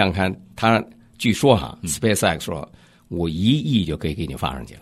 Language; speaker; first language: Chinese; native; Chinese